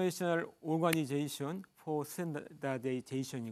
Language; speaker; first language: Korean; native; Korean